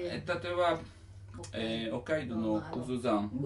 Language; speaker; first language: Japanese; non-native, learner; Italian